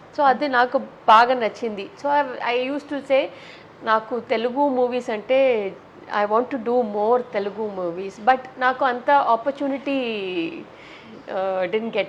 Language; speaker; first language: Telugu; non-native, learner; Tamil